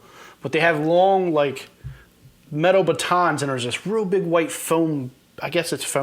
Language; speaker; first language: English; native; English